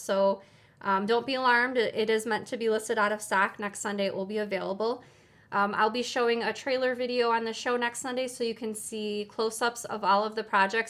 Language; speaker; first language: English; native; English